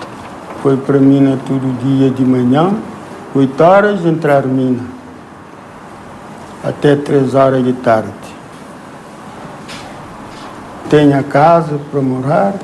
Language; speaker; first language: Portuguese; non-native, local second language; Kabuverdianu